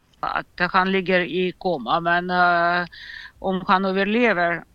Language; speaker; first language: Swedish; non-native, fluent; Russian